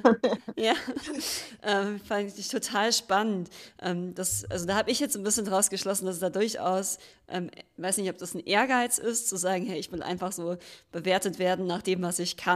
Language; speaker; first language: German; native; German